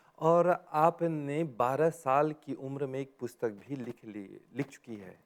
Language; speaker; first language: Hindi; non-native, local second language; Morisyen